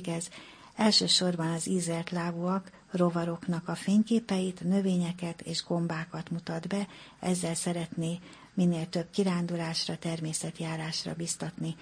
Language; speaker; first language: Hungarian; native; Hungarian